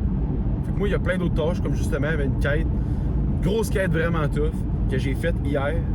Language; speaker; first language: French; native; French